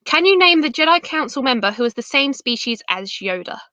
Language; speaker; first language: English; native; English